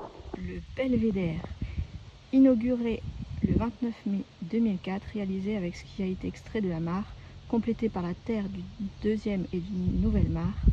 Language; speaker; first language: French; native; French